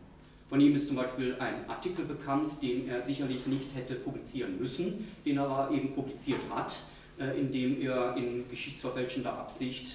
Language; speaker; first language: German; native; German